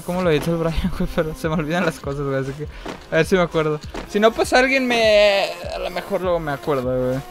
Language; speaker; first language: Spanish; native; Spanish